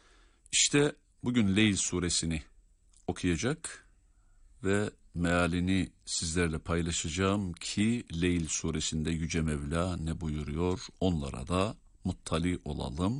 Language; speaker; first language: Turkish; native; Turkish